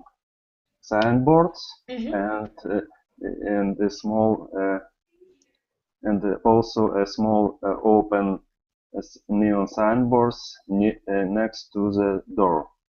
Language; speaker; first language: English; non-native, learner; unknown